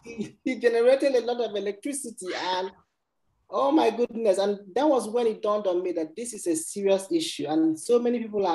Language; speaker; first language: English; non-native, local second language; Igbo